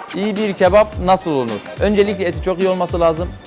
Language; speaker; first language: Turkish; native; Turkish